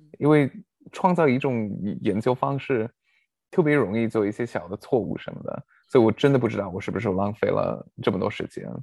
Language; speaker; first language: Chinese; non-native, fluent; English